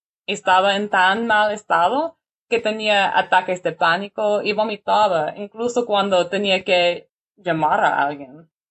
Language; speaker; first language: Spanish; non-native, learner; English